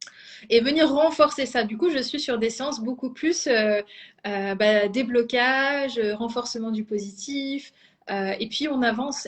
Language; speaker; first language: French; native; French